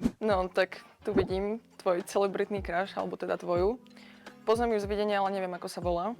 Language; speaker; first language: Slovak; early bilingual, other home language; Ukrainian